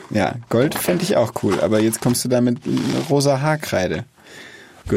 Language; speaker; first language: German; native; German